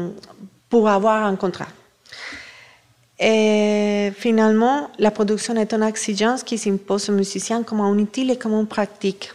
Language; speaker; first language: French; non-native, fluent; Spanish